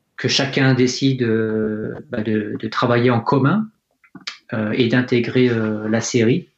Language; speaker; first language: French; native; French